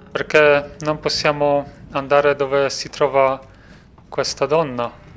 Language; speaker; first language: Italian; non-native, fluent; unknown